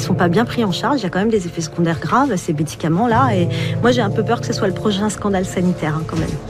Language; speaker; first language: French; native; French